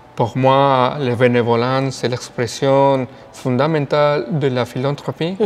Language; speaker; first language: French; non-native, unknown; Spanish